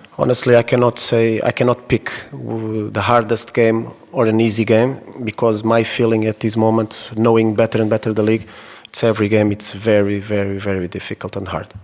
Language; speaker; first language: English; non-native, fluent; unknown